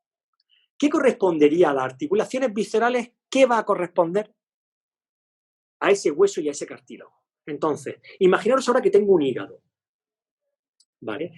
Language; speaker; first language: Spanish; native; Spanish